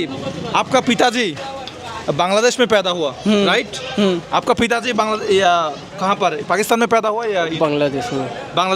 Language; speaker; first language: Hindi; non-native, learner; Bangla